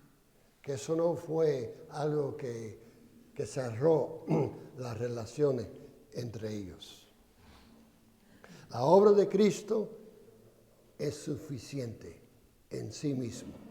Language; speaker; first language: Spanish; non-native, fluent; English